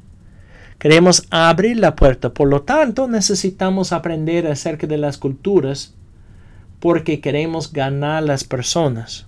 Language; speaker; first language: Spanish; non-native, fluent; English